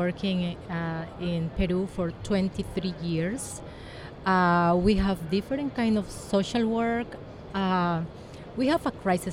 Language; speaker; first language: English; non-native, learner; Spanish